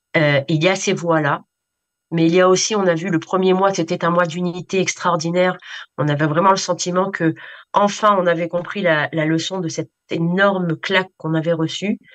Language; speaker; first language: French; native; French